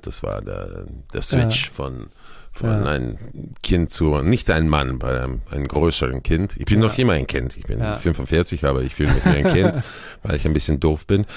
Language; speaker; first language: German; non-native, fluent; Croatian